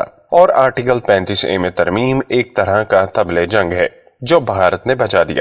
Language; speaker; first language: Urdu; native; Urdu